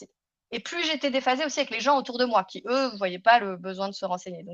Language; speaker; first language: French; native; French